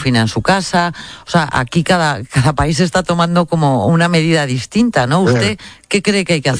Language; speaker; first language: Spanish; native; Spanish